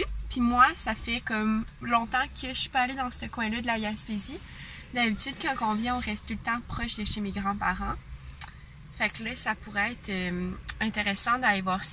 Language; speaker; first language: French; native; French